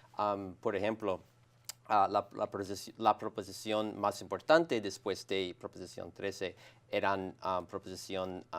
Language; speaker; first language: Spanish; non-native, learner; English